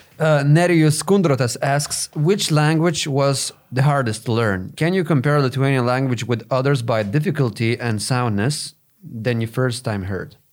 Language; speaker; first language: English; non-native, fluent; Lithuanian